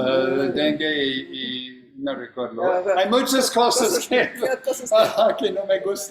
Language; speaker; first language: Spanish; non-native, learner; English